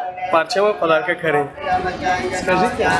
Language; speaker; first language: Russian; non-native, local second language; Tajik